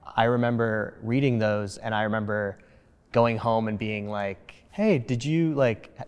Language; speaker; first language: English; early bilingual, other home language; Spanish